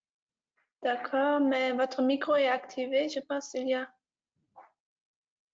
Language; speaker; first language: French; non-native, fluent; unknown